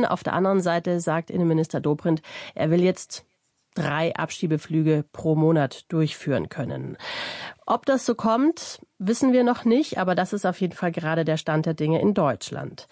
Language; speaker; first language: German; native; German